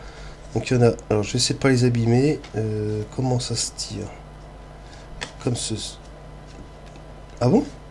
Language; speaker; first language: French; native; French